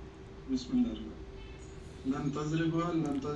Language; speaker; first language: Arabic; non-native, learner; Urdu